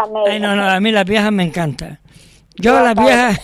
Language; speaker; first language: Spanish; native; Spanish